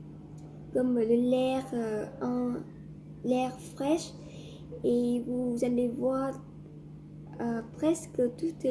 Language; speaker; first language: French; non-native, learner; Vietnamese